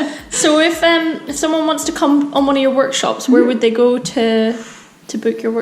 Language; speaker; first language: English; native; English